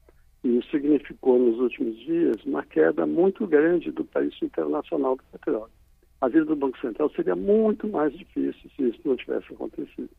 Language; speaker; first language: Portuguese; native; Portuguese